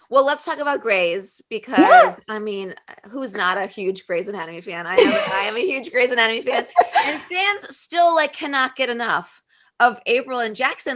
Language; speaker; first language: English; native; English